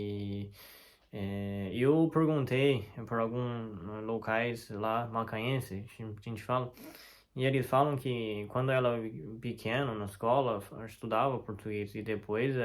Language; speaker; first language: Portuguese; non-native, fluent; Chinese